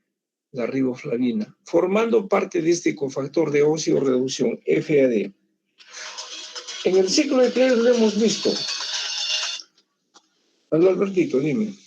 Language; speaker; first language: Spanish; native; Spanish